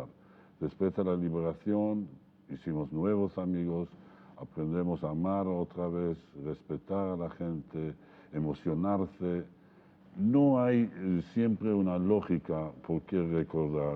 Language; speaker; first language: Spanish; non-native, fluent; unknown